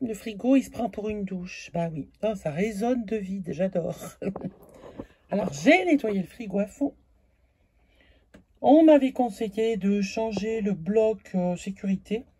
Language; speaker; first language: French; native; French